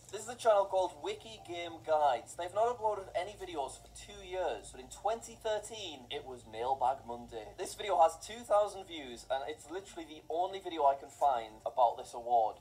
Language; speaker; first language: English; native; English